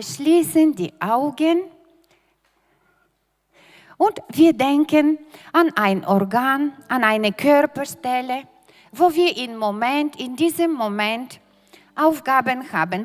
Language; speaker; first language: German; non-native, fluent; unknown